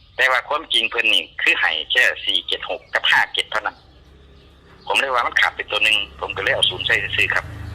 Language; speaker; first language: Thai; native; Thai